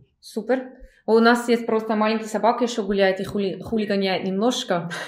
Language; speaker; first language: Russian; non-native, fluent; German